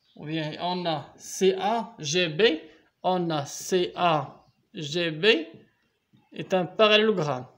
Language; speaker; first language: French; non-native, local second language; Arabic